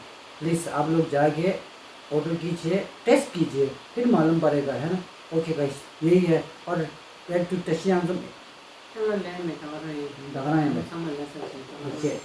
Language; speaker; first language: Hindi; non-native, local second language; Tibetan